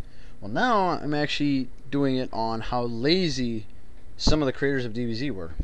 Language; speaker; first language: English; native; English